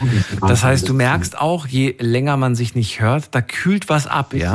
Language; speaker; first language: German; native; German